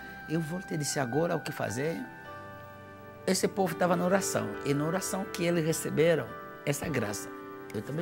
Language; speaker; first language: Portuguese; non-native, fluent; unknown